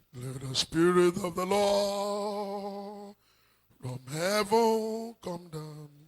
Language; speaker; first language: English; non-native, local second language; Yoruba